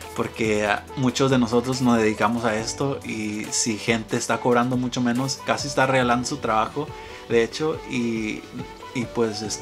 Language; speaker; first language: Spanish; early bilingual, heritage; Spanish